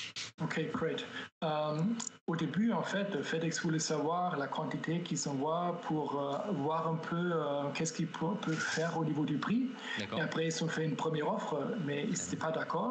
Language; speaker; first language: French; non-native, fluent; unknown